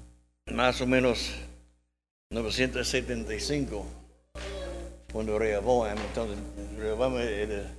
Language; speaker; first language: Spanish; non-native, learner; English